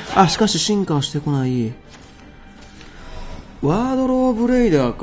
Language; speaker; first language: Japanese; native; Japanese